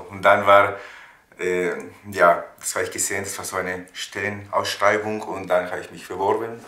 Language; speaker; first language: German; non-native, fluent; Spanish